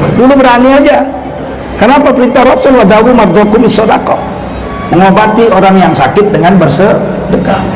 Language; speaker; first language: Indonesian; native; Indonesian